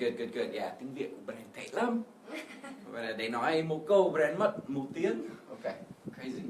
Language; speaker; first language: Vietnamese; non-native, fluent; English